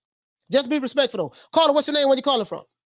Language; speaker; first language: English; native; English